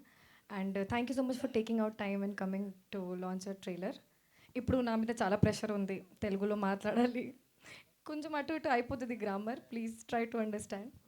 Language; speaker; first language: Telugu; non-native, local second language; Hindi